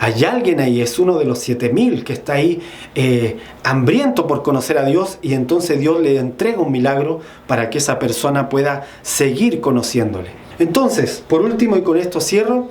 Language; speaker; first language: Spanish; native; Spanish